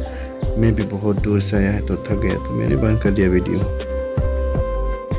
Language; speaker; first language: Hindi; non-native, local second language; Kok Borok